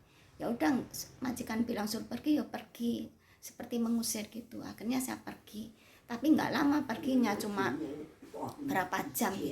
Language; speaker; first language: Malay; non-native, local second language; Javanese